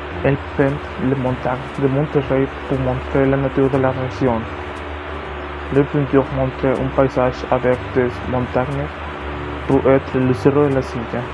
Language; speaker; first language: French; non-native, learner; Spanish